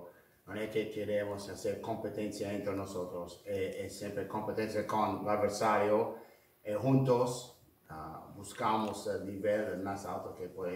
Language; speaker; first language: Spanish; non-native, fluent; English